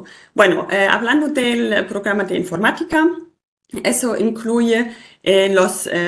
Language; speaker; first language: Spanish; non-native, fluent; German